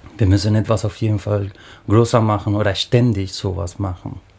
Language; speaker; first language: German; non-native, fluent; Spanish